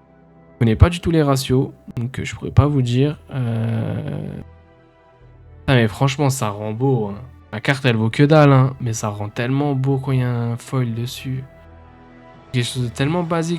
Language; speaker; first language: French; native; French